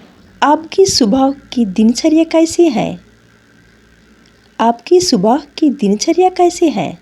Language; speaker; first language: Hindi; non-native, local second language; Telugu